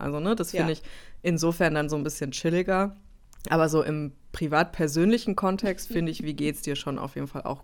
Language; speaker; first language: German; native; German